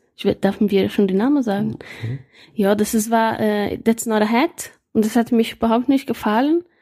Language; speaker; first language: German; non-native, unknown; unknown